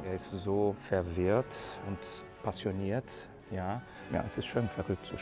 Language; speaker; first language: German; non-native, fluent; Portuguese